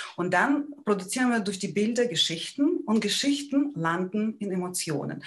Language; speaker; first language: German; non-native, fluent; Ukrainian